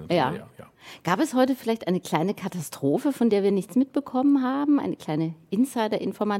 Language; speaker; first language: German; native; German